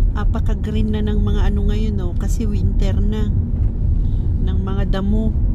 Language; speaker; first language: Filipino; native; Filipino